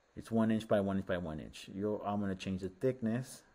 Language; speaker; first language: English; early bilingual, other home language; Spanish